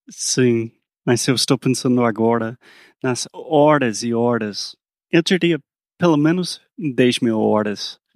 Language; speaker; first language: Portuguese; non-native, fluent; English